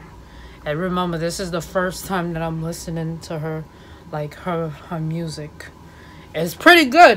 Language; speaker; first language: English; native; English